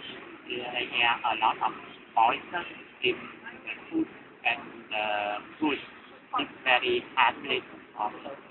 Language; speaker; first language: English; non-native, learner; Vietnamese